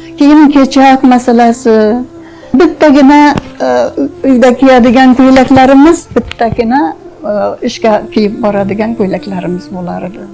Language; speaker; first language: Uzbek; non-native, local second language; Russian